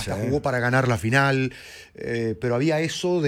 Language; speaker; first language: Spanish; native; Spanish